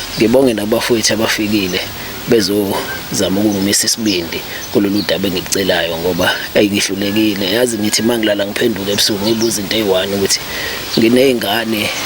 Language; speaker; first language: Zulu; native; Zulu